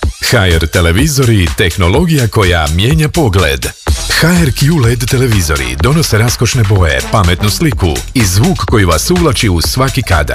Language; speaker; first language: Serbian; native; Serbian